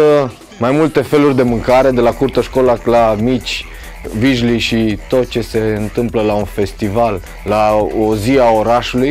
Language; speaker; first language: Romanian; native; Romanian